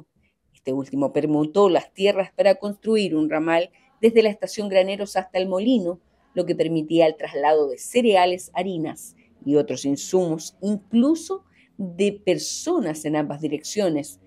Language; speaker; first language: Spanish; native; Spanish